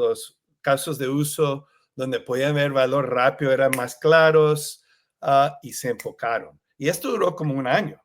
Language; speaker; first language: Spanish; early bilingual, heritage; Spanish